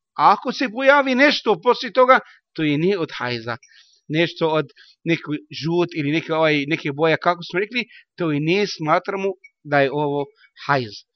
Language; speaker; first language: Bosnian; non-native, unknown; Arabic